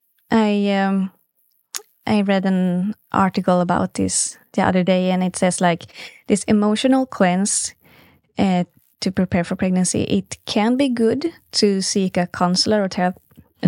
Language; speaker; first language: English; non-native, fluent; Swedish